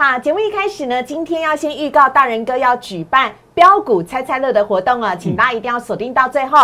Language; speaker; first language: Chinese; native; Chinese